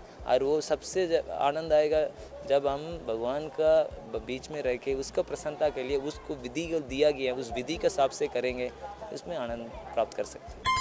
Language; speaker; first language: Hindi; non-native, local second language; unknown